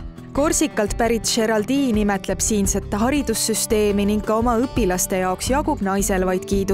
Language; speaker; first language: Estonian; native; Estonian